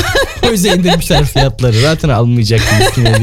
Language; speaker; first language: Turkish; native; Turkish